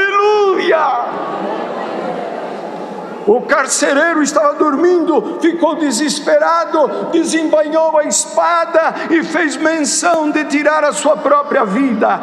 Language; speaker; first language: Portuguese; native; Portuguese